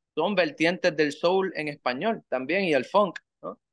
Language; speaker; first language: Spanish; native; Spanish